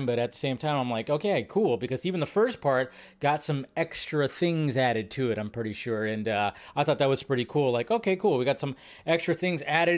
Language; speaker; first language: English; native; English